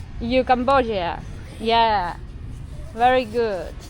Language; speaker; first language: English; non-native, learner; Ukrainian